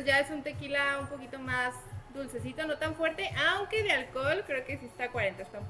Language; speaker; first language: Spanish; native; Spanish